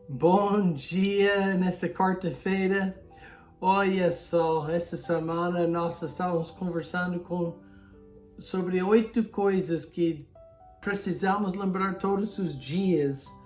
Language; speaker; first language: Portuguese; non-native, fluent; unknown